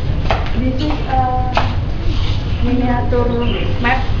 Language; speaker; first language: English; non-native, learner; Indonesian